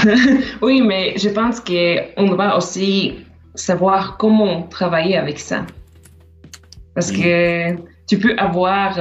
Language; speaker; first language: French; non-native, fluent; Slovak